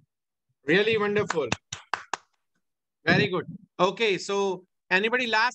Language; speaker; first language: English; non-native, fluent; Hindi